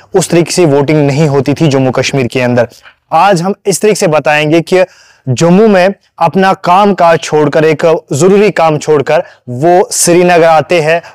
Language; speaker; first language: Hindi; non-native, local second language; Kashmiri